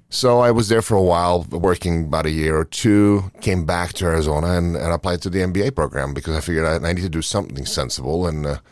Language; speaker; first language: English; non-native, fluent; Norwegian